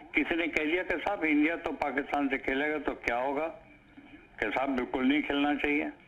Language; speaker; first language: Hindi; non-native, local second language; Punjabi